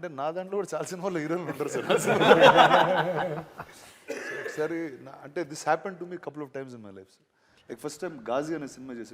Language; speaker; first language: Telugu; native; Telugu